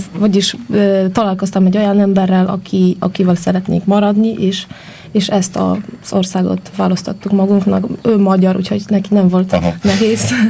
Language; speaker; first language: Hungarian; non-native, fluent; Polish